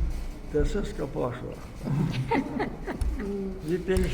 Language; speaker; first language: Polish; early bilingual, heritage; Polish